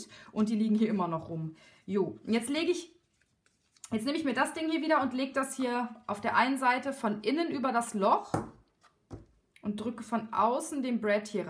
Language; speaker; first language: German; native; German